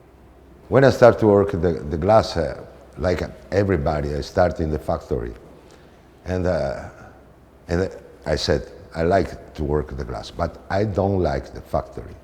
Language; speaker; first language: English; non-native, fluent; Italian